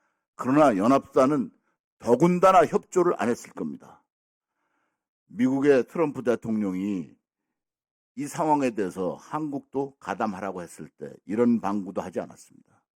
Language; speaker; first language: Korean; native; Korean